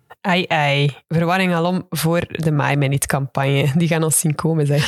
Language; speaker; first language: Dutch; native; Dutch